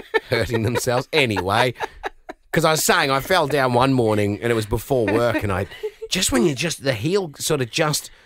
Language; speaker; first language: English; native; English